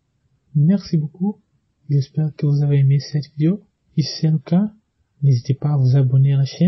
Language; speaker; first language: French; non-native, fluent; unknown